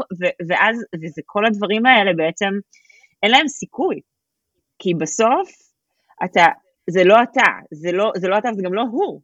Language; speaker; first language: Hebrew; native; Hebrew